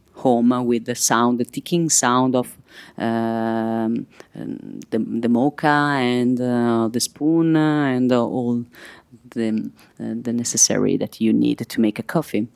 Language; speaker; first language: English; non-native, fluent; Italian